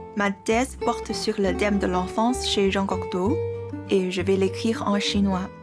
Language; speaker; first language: French; non-native, fluent; Chinese